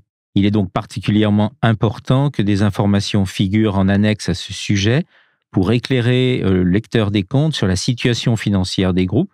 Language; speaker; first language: French; native; French